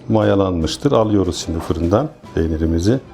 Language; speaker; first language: Turkish; native; Turkish